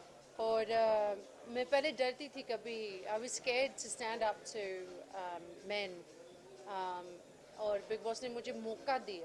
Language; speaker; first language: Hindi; early bilingual, heritage; English